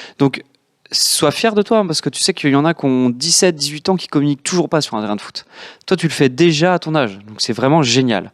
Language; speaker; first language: French; native; French